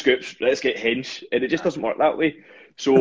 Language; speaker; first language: English; native; English